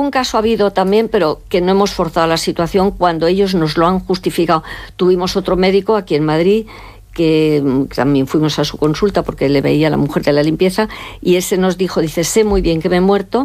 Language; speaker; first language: Spanish; native; Spanish